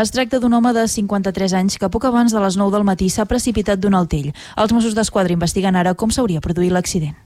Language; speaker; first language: Catalan; native; Catalan